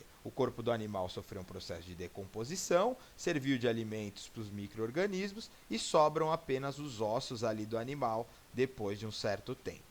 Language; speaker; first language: Portuguese; native; Portuguese